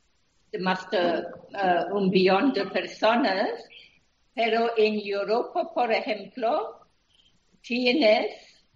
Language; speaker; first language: Spanish; non-native, fluent; English